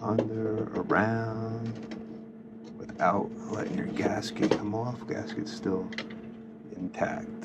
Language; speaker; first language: English; native; English